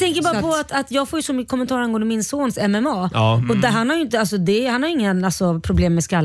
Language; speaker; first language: Swedish; native; Swedish